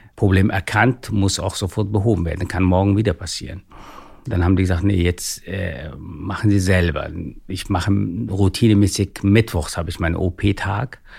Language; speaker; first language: German; non-native, fluent; Persian